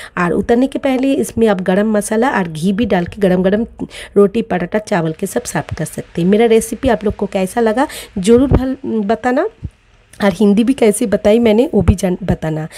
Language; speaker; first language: Hindi; non-native, local second language; Bangla